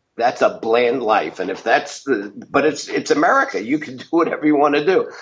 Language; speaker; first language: English; native; English